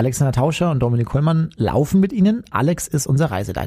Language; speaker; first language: German; native; German